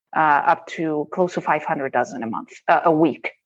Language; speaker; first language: English; non-native, fluent; Spanish